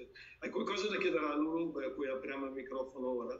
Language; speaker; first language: Italian; native; Italian